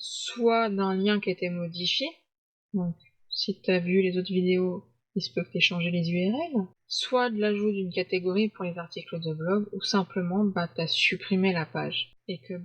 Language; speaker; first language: French; native; French